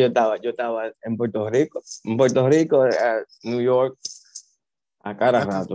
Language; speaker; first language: Spanish; early bilingual, heritage; Spanish